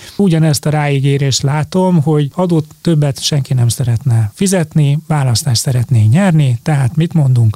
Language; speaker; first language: Hungarian; native; Hungarian